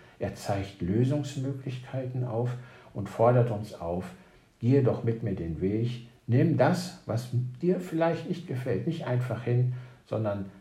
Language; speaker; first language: German; native; German